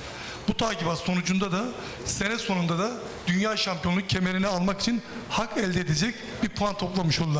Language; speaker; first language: Turkish; native; Turkish